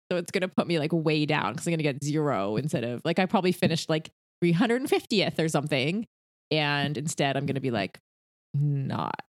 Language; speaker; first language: English; native; English